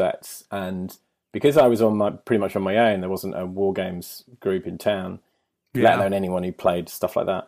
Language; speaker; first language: English; native; English